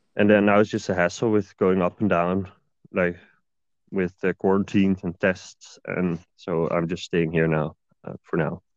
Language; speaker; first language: English; non-native, fluent; Dutch